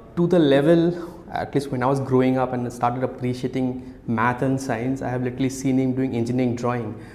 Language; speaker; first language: English; non-native, local second language; Odia